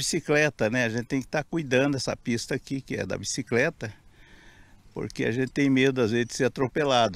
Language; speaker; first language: Portuguese; native; Portuguese